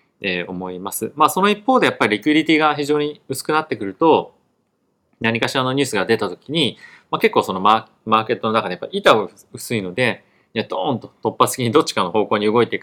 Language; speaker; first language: Japanese; native; Japanese